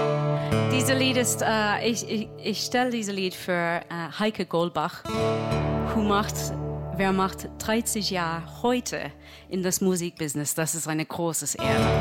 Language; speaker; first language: German; non-native, learner; English